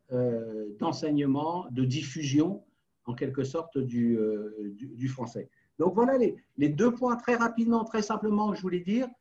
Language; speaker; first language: French; native; French